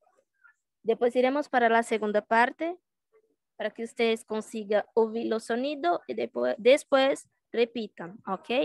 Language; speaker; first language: Spanish; non-native, learner; Portuguese